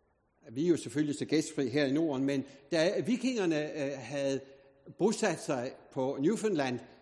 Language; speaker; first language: Danish; native; Danish